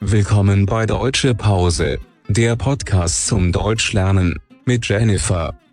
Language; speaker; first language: German; non-native, fluent; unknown